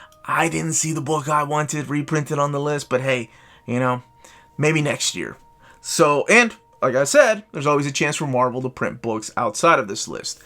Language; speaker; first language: English; native; English